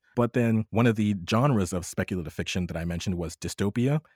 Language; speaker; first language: English; native; English